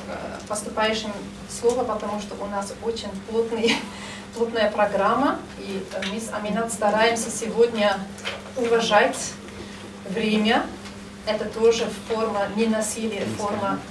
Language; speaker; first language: Russian; non-native, fluent; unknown